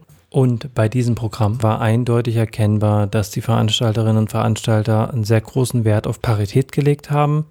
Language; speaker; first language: German; native; German